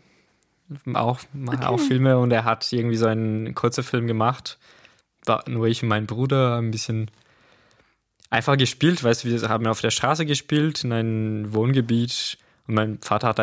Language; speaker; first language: German; non-native, fluent; Portuguese